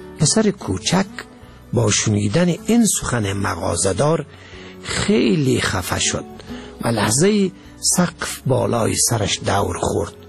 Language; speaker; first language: Persian; native; Persian